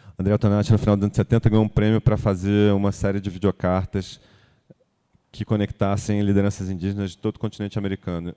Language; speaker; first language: Portuguese; native; Portuguese